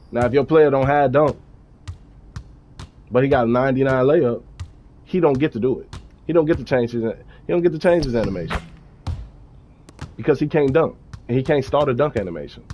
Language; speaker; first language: English; native; English